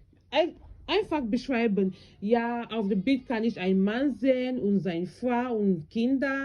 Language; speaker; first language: German; non-native, learner; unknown